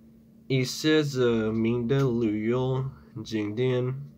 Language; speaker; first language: Chinese; non-native, learner; English